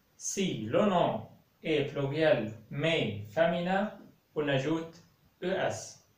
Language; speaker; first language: French; non-native, fluent; Arabic